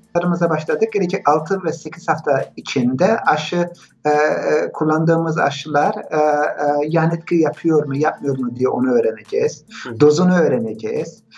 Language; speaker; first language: Turkish; early bilingual, heritage; Turkish